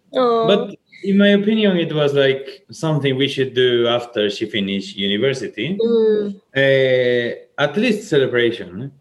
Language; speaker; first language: English; non-native, fluent; Spanish